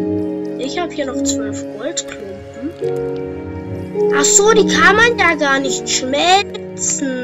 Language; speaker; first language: German; native; German